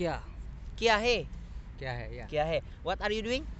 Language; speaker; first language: English; non-native, learner; Indonesian